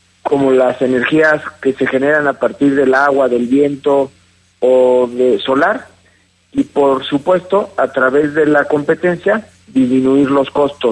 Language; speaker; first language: Spanish; native; Spanish